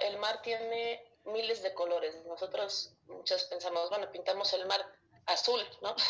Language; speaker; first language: Spanish; early bilingual, other home language; Russian